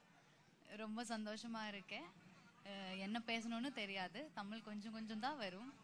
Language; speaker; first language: Tamil; non-native, learner; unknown